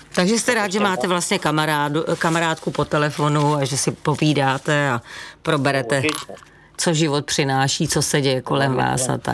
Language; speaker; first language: Czech; native; Czech